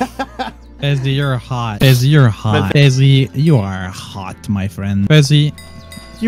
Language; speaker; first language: English; native; English